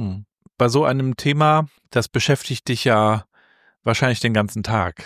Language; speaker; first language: German; native; German